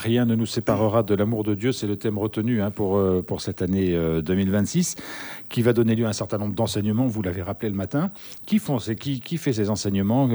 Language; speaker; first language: French; native; French